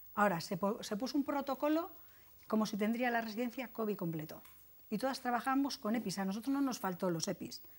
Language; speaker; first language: Spanish; native; Spanish